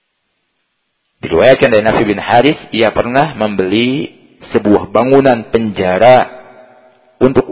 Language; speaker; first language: Indonesian; native; Indonesian